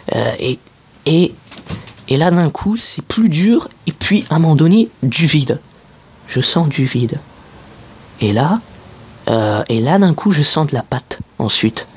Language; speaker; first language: French; native; French